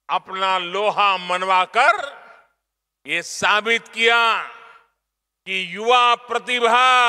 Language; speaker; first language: Hindi; non-native, local second language; Gujarati